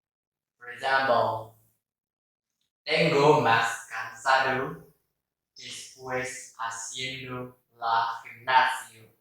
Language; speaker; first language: Spanish; non-native, learner; Indonesian